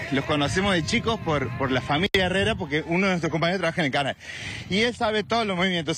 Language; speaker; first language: Spanish; native; Spanish